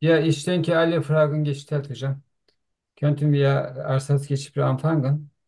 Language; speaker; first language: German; non-native, learner; Turkish